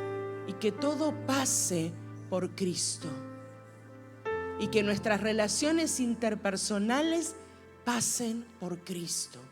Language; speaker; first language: Spanish; native; Spanish